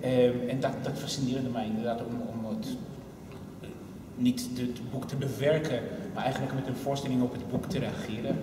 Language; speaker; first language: Dutch; non-native, fluent; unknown